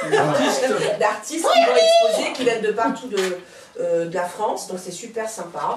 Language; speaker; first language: French; native; French